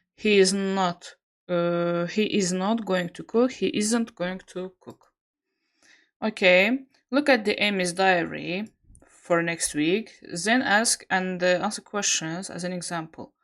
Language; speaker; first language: English; non-native, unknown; Azerbaijani